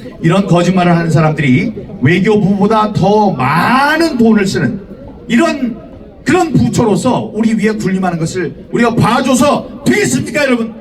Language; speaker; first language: Korean; native; Korean